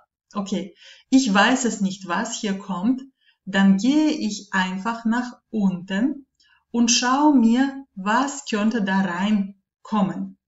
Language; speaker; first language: German; non-native, fluent; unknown